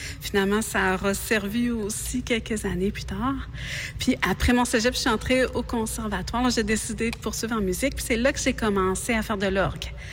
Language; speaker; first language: French; native; French